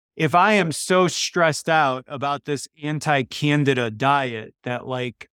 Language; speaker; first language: English; early bilingual, other home language; Polish